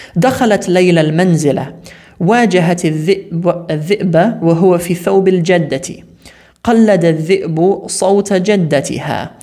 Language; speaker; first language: Arabic; non-native, fluent; English